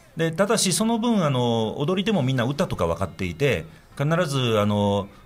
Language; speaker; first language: Japanese; native; Japanese